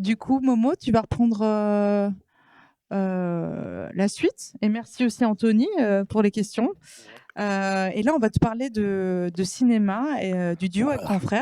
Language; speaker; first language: French; native; French